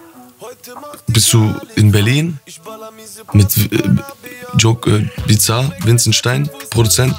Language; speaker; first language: German; early bilingual, other home language; Turkish